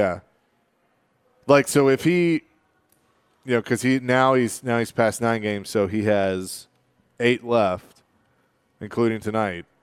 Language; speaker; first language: English; native; English